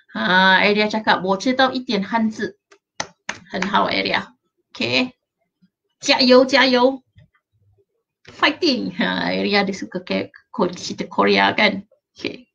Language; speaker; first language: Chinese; non-native, local second language; Malay